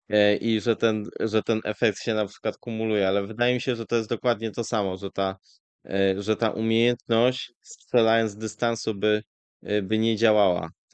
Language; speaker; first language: Polish; native; Polish